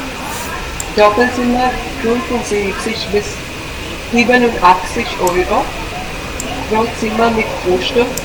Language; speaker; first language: German; non-native, learner; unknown